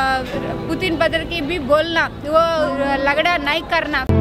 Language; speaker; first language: Hindi; non-native, local second language; Telugu